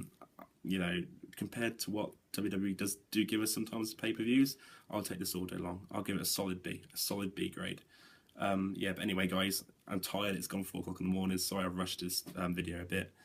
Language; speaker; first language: English; native; English